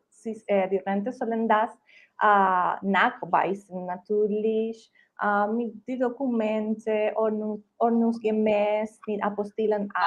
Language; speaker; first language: German; non-native, learner; Spanish